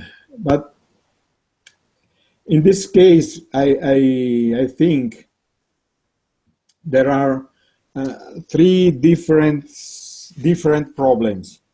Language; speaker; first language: English; non-native, learner; Italian